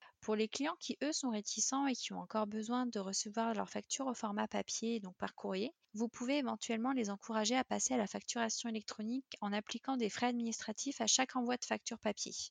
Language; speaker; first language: French; native; French